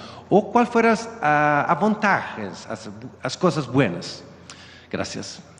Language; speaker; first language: Spanish; non-native, learner; Swedish